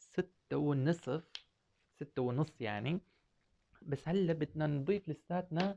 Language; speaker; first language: Arabic; non-native, fluent; Turkish